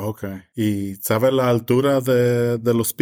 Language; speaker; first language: Spanish; early bilingual, heritage; English